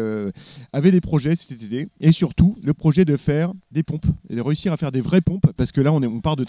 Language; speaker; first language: French; native; French